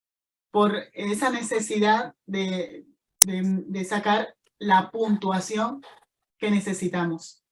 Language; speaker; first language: Spanish; native; Spanish